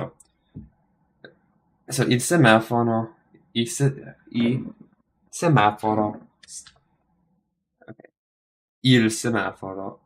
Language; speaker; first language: Italian; non-native, learner; English